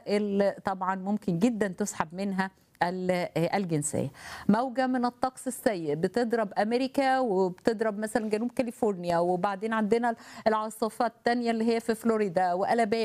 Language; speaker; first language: Arabic; native; Arabic